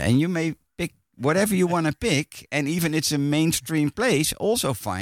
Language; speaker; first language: English; non-native, fluent; Dutch